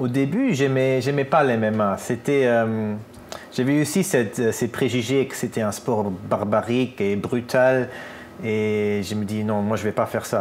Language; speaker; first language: French; non-native, local second language; Luxembourgish